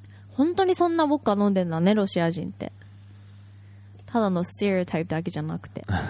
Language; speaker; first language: Japanese; native; Japanese